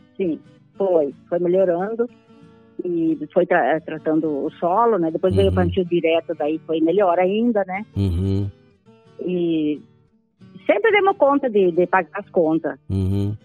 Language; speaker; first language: Portuguese; non-native, local second language; Italian